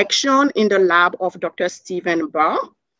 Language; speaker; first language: English; non-native, fluent; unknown